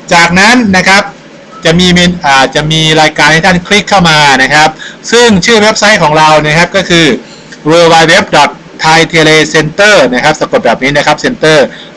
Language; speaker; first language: Thai; native; Thai